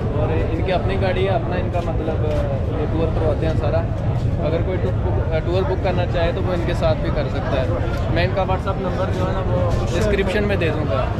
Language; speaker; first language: Urdu; native; Urdu